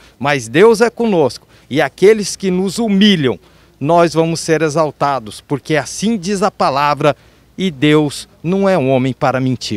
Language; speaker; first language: Portuguese; native; Portuguese